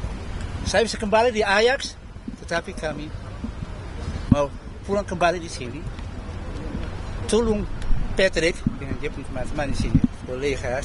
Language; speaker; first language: Indonesian; early bilingual, heritage; Dutch